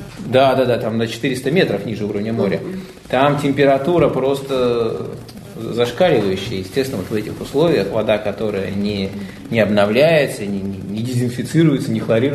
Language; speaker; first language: Russian; native; Russian